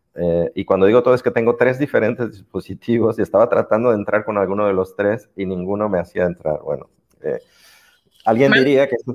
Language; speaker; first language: Spanish; native; Spanish